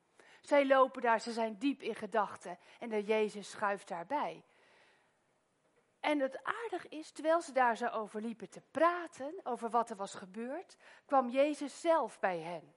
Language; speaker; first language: Dutch; native; Dutch